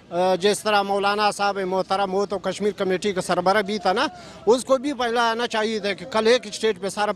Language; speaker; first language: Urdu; non-native, local second language; Pashto